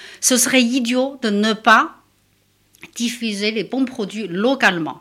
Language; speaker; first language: French; non-native, fluent; Chinese